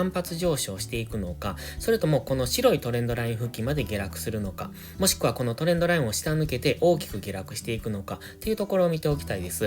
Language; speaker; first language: Japanese; native; Japanese